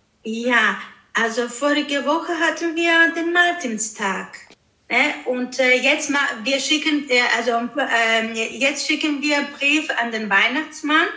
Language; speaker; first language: German; early bilingual, other home language; Greek